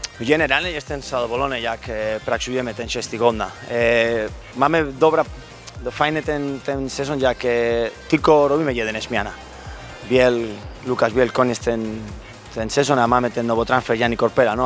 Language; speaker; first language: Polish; non-native, learner; Spanish